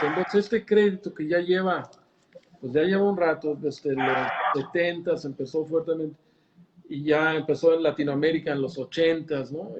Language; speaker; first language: Spanish; native; Spanish